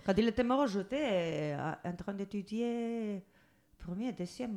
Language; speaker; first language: French; non-native, learner; Spanish